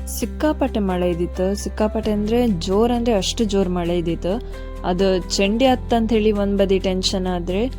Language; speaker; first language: Kannada; non-native, local second language; Konkani